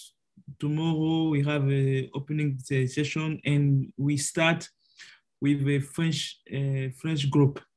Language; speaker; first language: English; non-native, learner; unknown